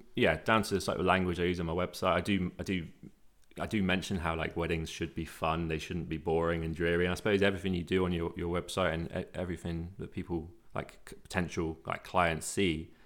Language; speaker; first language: English; native; English